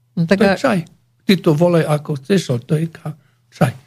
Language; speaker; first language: Slovak; non-native, learner; Croatian